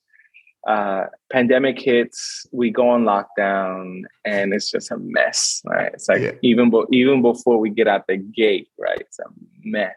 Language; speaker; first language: English; native; English